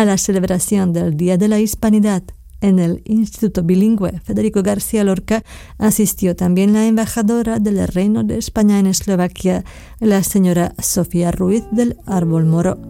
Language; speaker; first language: Spanish; non-native, fluent; Slovak